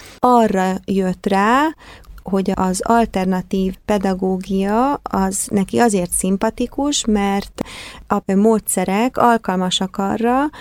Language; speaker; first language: Hungarian; native; Hungarian